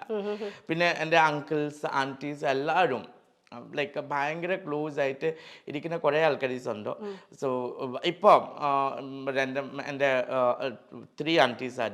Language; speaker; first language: Malayalam; non-native, local second language; Assamese